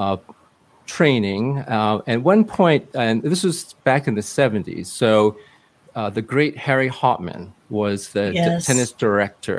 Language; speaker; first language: English; early bilingual, other home language; Cantonese